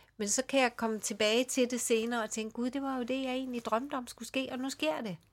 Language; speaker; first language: Danish; early bilingual, other home language; Swedish